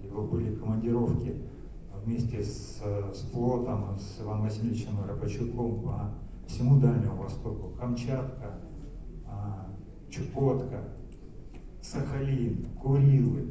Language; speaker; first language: Russian; native; Russian